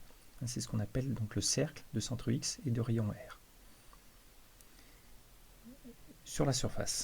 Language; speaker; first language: French; native; French